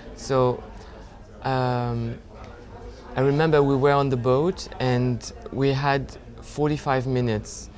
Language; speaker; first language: English; non-native, fluent; French